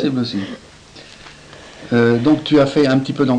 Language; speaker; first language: French; native; French